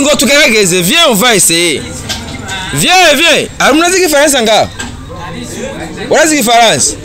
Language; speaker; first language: French; non-native, learner; Rundi